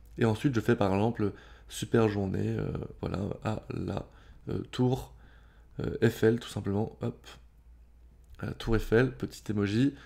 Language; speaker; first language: French; native; French